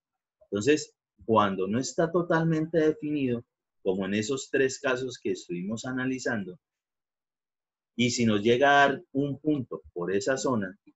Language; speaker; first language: Spanish; native; Spanish